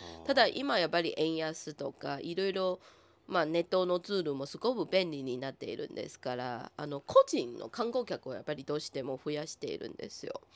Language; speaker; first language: Japanese; non-native, fluent; Chinese